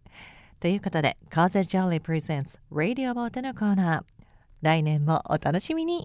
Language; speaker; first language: Japanese; native; Japanese